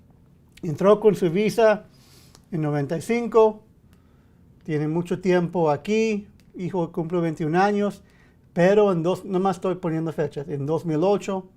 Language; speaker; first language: Spanish; early bilingual, heritage; English